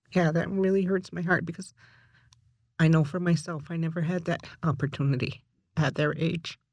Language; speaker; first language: English; native; English